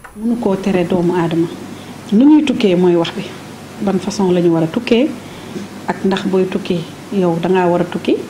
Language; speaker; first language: Wolof; native; Wolof